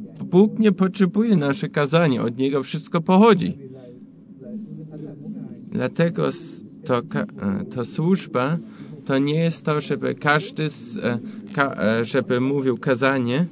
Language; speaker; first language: Polish; non-native, fluent; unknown